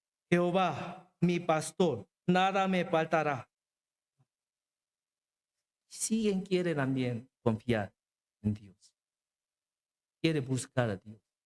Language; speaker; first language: Spanish; non-native, learner; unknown